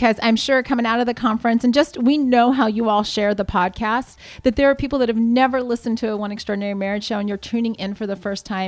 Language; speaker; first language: English; native; English